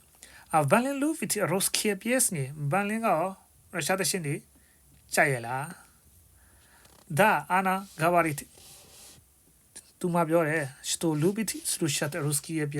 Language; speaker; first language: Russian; non-native, fluent; Burmese